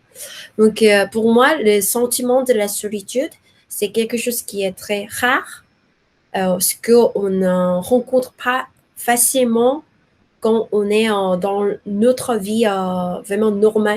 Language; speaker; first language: French; non-native, learner; Korean